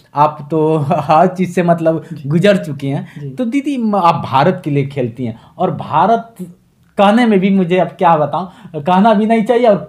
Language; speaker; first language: Hindi; native; Hindi